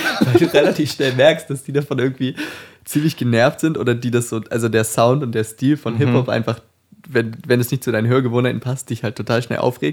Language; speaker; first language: German; native; German